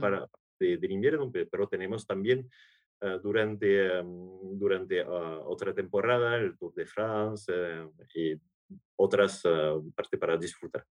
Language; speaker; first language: Spanish; non-native, learner; French